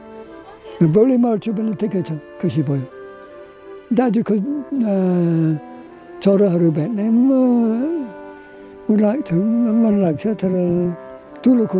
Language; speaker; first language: Nepali; non-native, learner; English